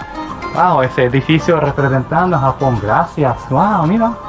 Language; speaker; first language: Spanish; non-native, learner; Japanese